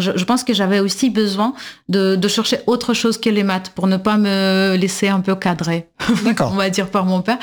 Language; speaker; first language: French; non-native, fluent; Russian